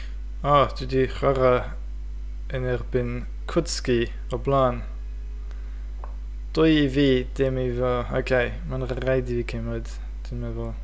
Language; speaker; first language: Welsh; non-native, fluent; English